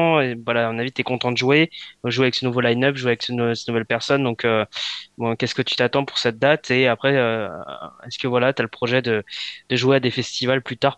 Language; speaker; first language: French; native; French